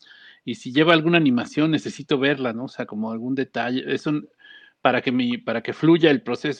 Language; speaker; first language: Spanish; native; Spanish